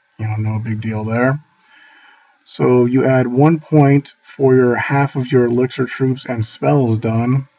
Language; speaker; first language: English; native; English